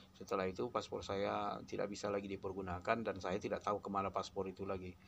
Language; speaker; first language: Indonesian; non-native, local second language; Minangkabau